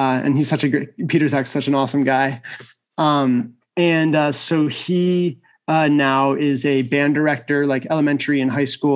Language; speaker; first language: English; native; English